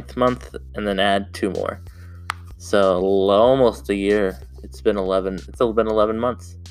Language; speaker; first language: English; native; English